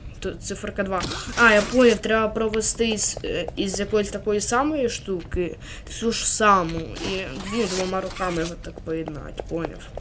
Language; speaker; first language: Ukrainian; non-native, local second language; Russian